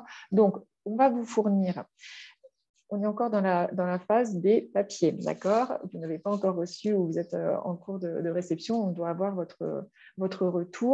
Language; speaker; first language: French; native; French